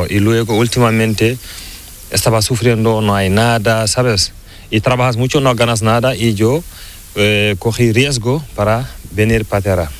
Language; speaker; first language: Spanish; non-native, learner; Fula